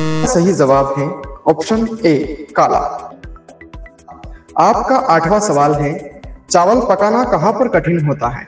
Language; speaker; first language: Hindi; native; Hindi